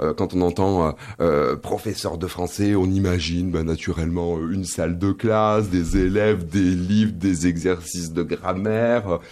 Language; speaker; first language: French; native; French